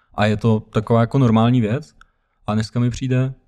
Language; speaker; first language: Czech; early bilingual, other home language; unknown